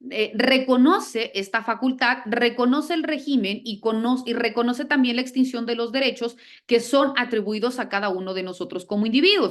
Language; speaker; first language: Spanish; native; Spanish